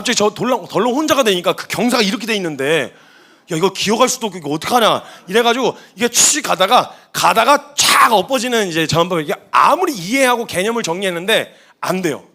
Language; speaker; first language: Korean; native; Korean